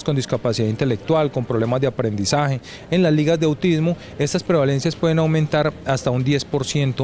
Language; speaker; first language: Spanish; native; Spanish